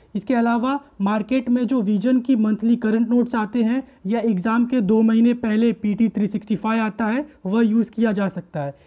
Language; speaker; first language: Hindi; native; Hindi